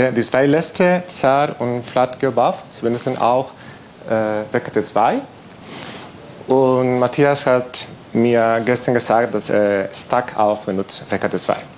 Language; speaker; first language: German; non-native, learner; Spanish